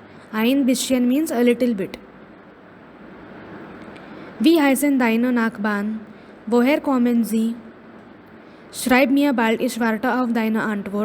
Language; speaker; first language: German; non-native, fluent; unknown